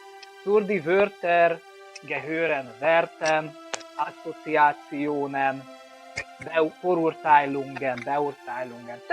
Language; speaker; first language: German; non-native, learner; Hungarian